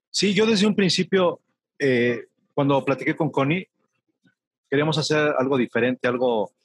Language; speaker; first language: Spanish; native; Spanish